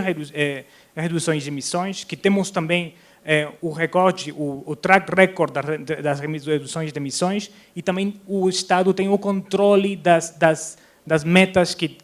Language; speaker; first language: Portuguese; non-native, fluent; Spanish